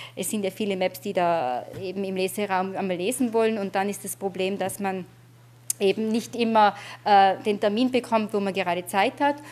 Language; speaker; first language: German; native; German